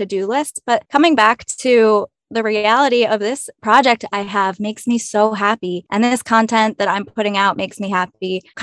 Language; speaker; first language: English; native; English